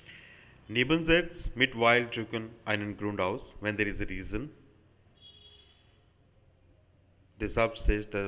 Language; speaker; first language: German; non-native, learner; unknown